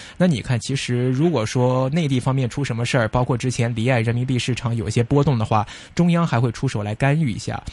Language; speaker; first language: Chinese; non-native, local second language; Cantonese